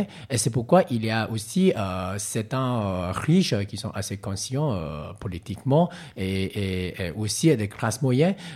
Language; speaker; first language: French; non-native, learner; Cantonese